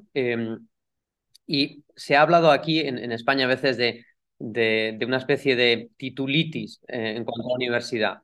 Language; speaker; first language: Spanish; native; Spanish